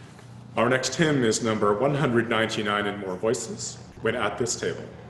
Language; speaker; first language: English; native; English